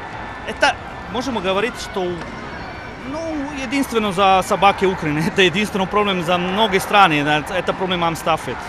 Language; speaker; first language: Russian; non-native, learner; Serbian